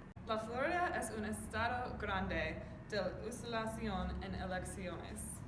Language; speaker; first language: Spanish; non-native, learner; English